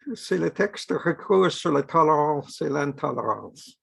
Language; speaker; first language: French; non-native, fluent; English